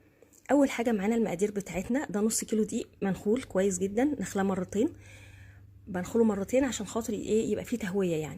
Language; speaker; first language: Arabic; native; Arabic